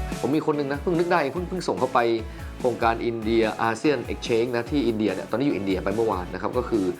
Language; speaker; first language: Thai; native; Thai